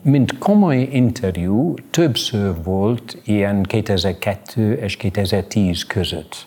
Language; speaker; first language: Hungarian; non-native, fluent; English